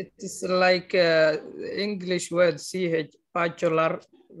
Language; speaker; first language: English; non-native, fluent; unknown